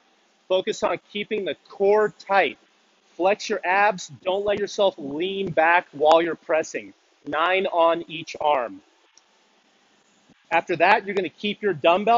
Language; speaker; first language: English; native; English